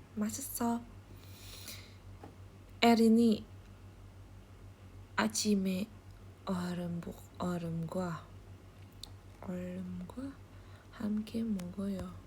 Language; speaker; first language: Korean; non-native, learner; Indonesian